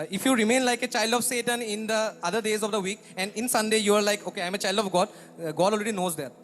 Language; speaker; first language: English; non-native, local second language; Assamese